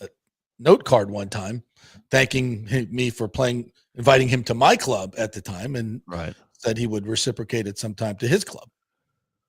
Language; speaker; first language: English; native; English